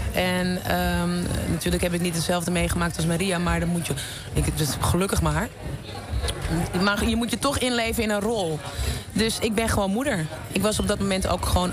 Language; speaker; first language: Dutch; native; Dutch